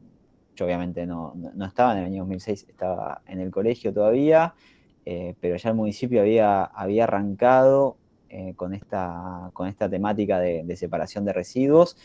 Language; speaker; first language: Spanish; native; Spanish